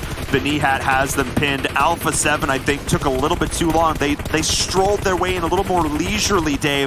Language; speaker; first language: English; native; English